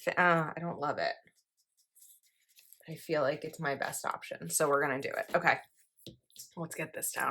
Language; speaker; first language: English; native; English